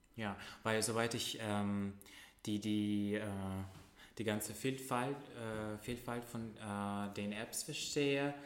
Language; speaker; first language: German; non-native, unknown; Russian